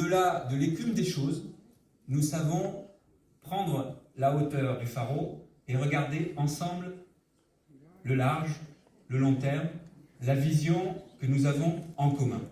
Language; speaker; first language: French; native; French